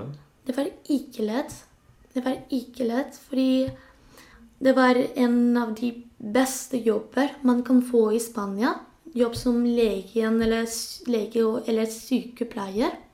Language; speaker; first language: Norwegian; non-native, local second language; Spanish